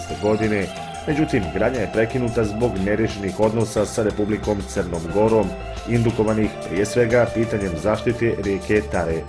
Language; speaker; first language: Bosnian; native; Bosnian